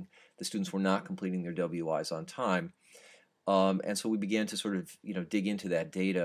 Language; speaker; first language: English; native; English